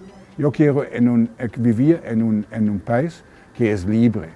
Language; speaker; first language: Spanish; non-native, learner; German